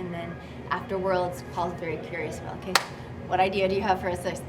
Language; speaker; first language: English; native; English